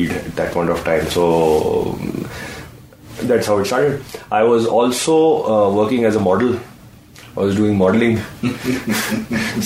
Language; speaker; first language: English; non-native, local second language; Hindi